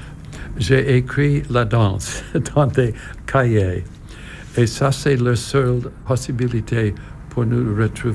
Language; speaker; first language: French; non-native, learner; English